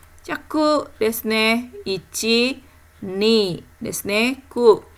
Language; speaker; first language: Japanese; non-native, fluent; Indonesian